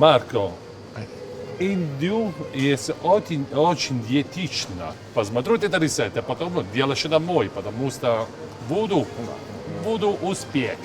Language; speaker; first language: Russian; non-native, learner; Italian